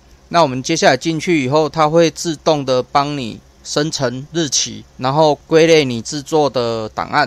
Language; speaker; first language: Chinese; native; Chinese